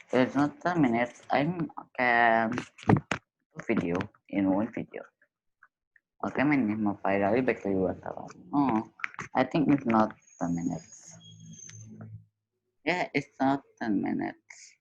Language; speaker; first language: English; non-native, learner; Indonesian